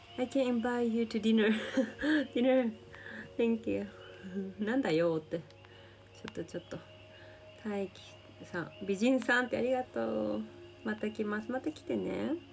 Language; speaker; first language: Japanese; native; Japanese